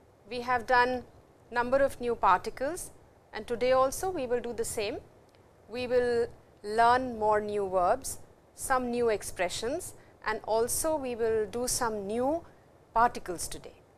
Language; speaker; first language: English; non-native, local second language; Hindi